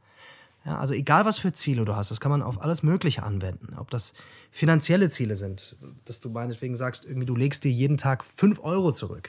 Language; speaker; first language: German; native; German